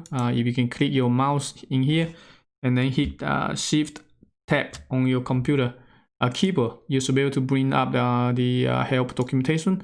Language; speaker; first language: English; non-native, fluent; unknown